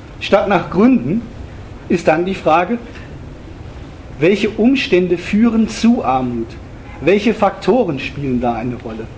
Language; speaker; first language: German; native; German